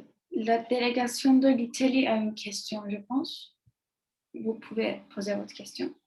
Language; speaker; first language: French; non-native, learner; Turkish